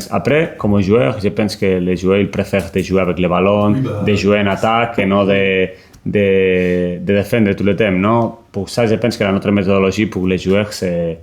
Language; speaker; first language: French; non-native, learner; Spanish